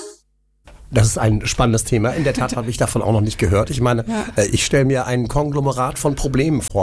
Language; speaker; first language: German; native; German